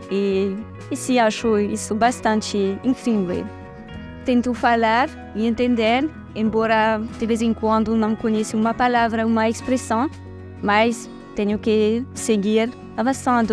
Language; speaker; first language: Portuguese; non-native, fluent; French